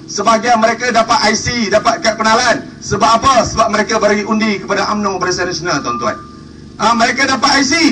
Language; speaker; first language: Malay; native; Malay